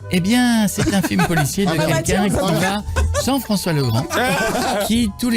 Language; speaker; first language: French; native; French